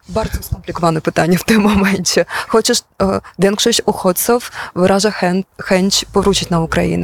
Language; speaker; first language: Polish; non-native, fluent; Ukrainian